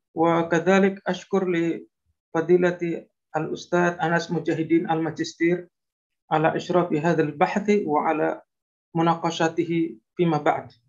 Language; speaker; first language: Arabic; non-native, fluent; Indonesian